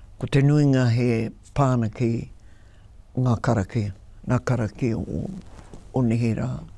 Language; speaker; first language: Māori; native; Māori